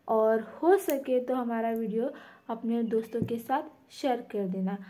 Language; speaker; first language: Hindi; non-native, local second language; Konkani